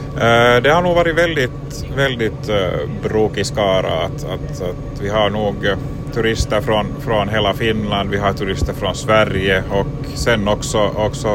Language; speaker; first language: Swedish; native; Swedish